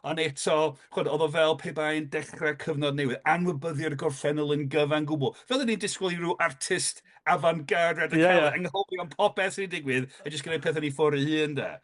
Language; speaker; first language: Welsh; non-native, fluent; English